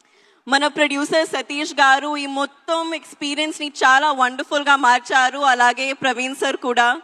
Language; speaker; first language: Telugu; non-native, learner; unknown